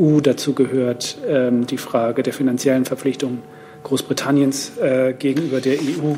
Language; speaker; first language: German; native; German